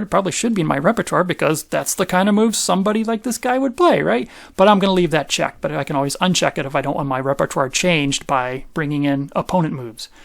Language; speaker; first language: English; native; English